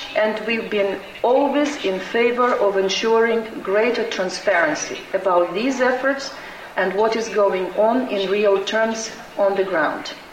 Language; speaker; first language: English; non-native, fluent; Romanian